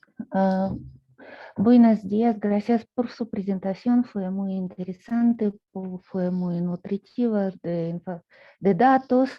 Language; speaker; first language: Spanish; non-native, fluent; Russian